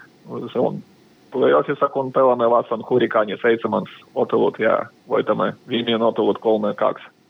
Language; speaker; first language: Finnish; non-native, learner; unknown